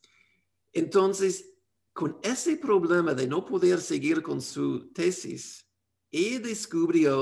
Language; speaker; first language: Spanish; non-native, learner; English